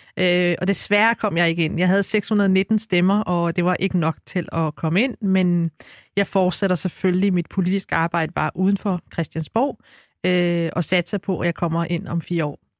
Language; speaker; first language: Danish; early bilingual, other home language; Arabic